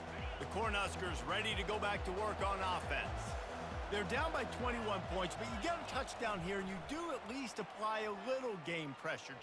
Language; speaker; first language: English; native; English